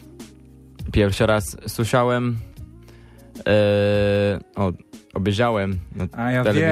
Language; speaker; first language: Polish; non-native, learner; English